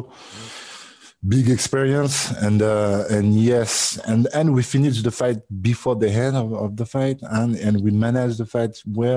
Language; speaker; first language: English; non-native, learner; French